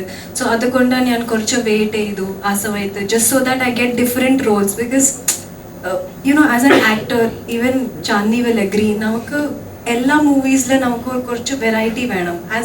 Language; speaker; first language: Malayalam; non-native, learner; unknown